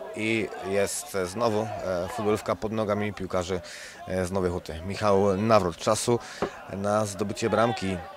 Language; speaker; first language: Polish; native; Polish